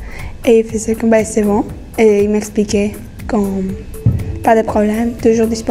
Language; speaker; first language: French; non-native, fluent; Spanish